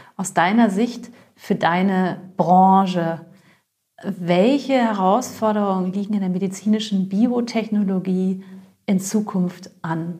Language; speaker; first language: German; native; German